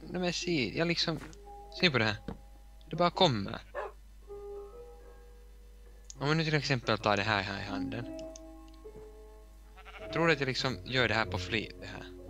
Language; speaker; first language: Swedish; non-native, local second language; Finnish